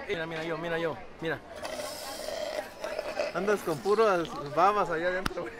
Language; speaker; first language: Spanish; early bilingual, heritage; Spanish